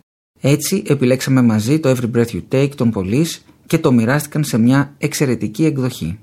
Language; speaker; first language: Greek; native; Greek